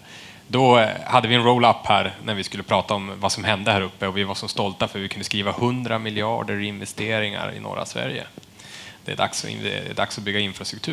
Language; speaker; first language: Swedish; native; Swedish